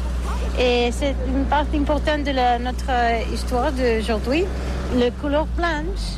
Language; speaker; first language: French; non-native, learner; Catalan